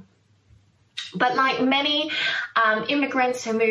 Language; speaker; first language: English; early bilingual, other home language; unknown